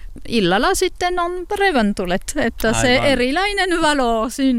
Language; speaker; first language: Finnish; non-native, learner; French